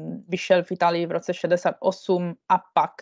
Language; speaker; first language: Czech; non-native, fluent; Italian